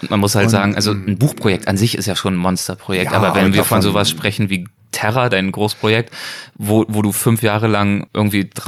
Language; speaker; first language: German; native; German